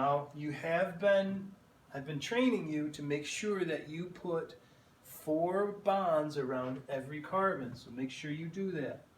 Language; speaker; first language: English; native; English